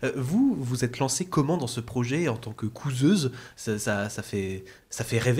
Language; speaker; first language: French; native; French